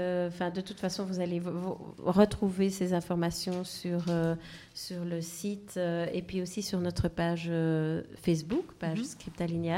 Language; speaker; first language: French; native; French